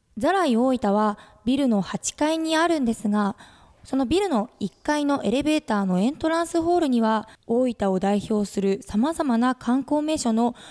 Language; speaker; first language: Japanese; native; Japanese